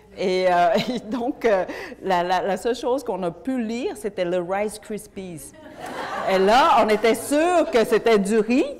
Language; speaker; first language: French; early bilingual, other home language; Vietnamese